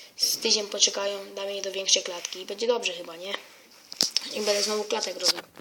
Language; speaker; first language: Polish; native; Polish